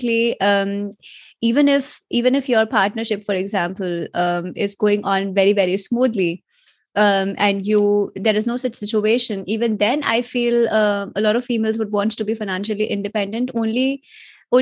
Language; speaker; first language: English; non-native, local second language; Hindi